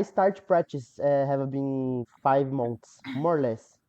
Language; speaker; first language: English; non-native, learner; Portuguese